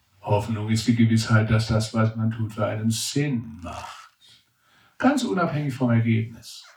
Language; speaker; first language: German; native; German